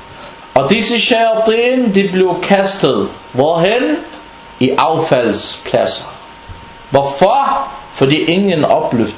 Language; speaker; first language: Danish; non-native, fluent; Arabic